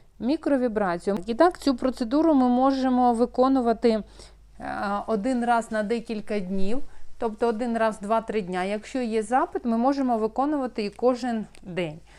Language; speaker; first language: Ukrainian; non-native, local second language; Russian